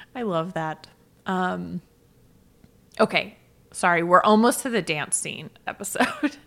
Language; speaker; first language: English; native; English